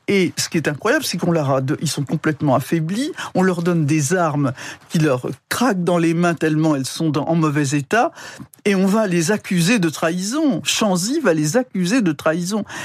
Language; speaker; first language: French; native; French